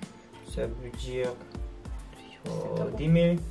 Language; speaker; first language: French; non-native, learner; Korean